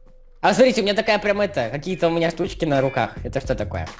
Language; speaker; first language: Russian; native; Russian